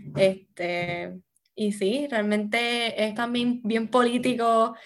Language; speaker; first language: Spanish; native; Spanish